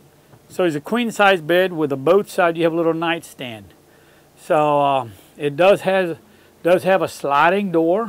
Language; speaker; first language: English; non-native, fluent; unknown